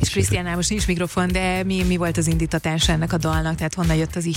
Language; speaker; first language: Hungarian; native; Hungarian